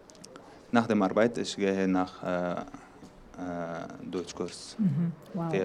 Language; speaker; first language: German; non-native, learner; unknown